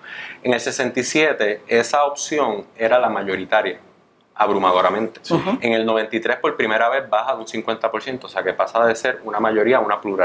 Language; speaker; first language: Spanish; native; Spanish